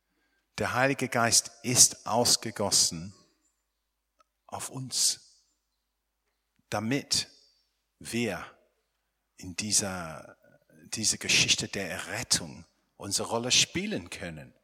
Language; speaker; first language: German; non-native, fluent; English